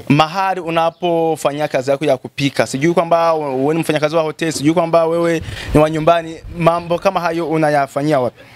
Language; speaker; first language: Swahili; non-native, local second language; Rundi